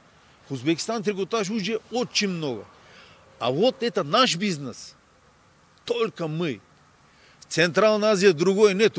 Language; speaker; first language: Russian; non-native, learner; Turkish